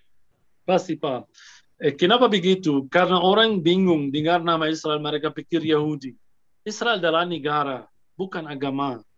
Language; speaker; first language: Indonesian; non-native, fluent; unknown